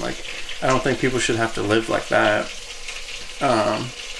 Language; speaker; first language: English; native; English